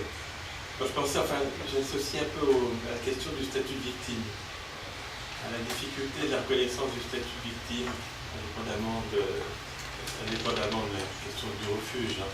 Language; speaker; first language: French; native; French